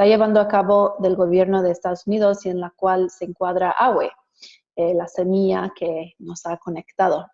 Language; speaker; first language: Spanish; non-native, fluent; English